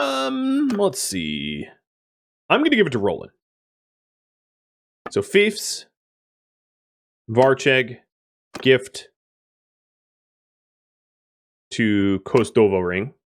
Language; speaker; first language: English; native; English